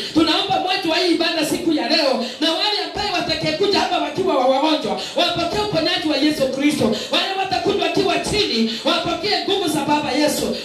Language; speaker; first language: Swahili; non-native, local second language; Kikuyu